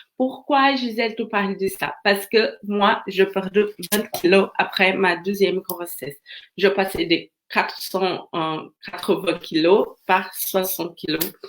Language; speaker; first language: French; non-native, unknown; Portuguese